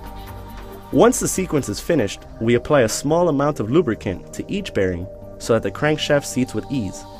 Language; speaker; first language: English; non-native, fluent; Spanish